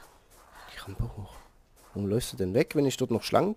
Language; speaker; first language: German; native; German